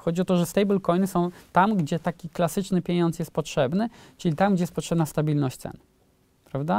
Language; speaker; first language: Polish; native; Polish